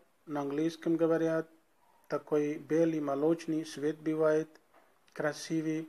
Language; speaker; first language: Russian; non-native, learner; Urdu